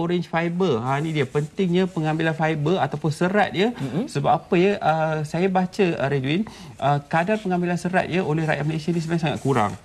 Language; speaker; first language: Malay; native; Malay